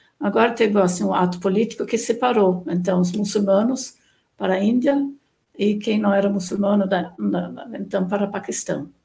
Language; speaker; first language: Portuguese; non-native, fluent; German